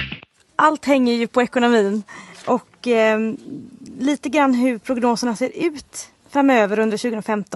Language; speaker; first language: Swedish; native; Swedish